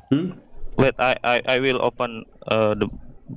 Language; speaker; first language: English; non-native, learner; Indonesian